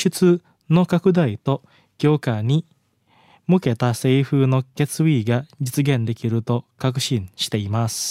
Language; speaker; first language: Japanese; non-native, fluent; Indonesian